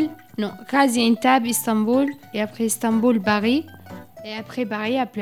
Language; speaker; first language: French; non-native, learner; Arabic